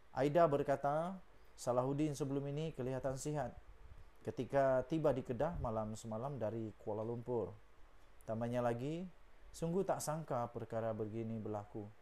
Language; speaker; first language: Malay; native; Malay